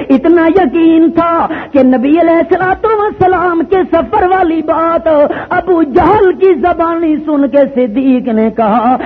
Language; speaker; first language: Urdu; non-native, local second language; Pashto